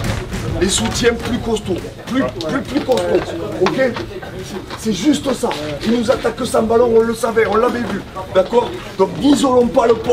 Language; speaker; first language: French; native; French